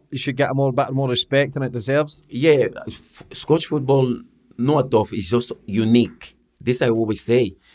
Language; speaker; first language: English; non-native, learner; Portuguese